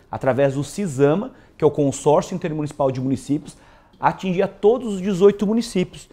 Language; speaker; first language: Portuguese; native; Portuguese